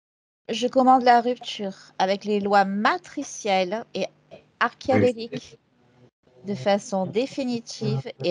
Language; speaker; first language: French; native; French